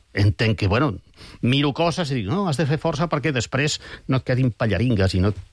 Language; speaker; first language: Catalan; non-native, local second language; Spanish